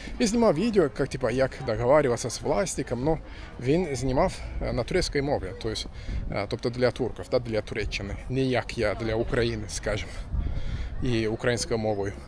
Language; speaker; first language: Ukrainian; non-native, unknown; Turkish